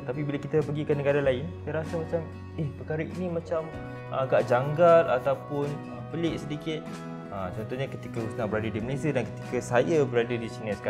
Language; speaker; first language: Malay; native; Malay